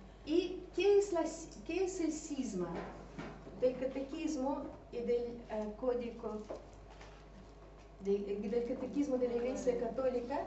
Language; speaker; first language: Spanish; non-native, fluent; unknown